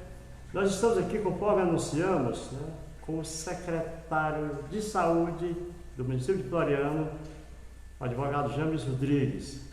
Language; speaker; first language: Portuguese; native; Portuguese